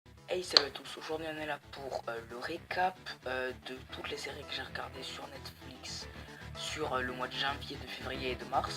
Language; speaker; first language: French; native; French